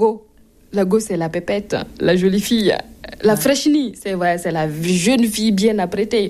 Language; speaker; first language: French; non-native, local second language; Mossi